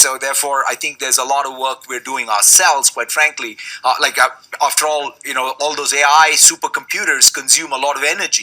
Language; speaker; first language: English; non-native, local second language; Telugu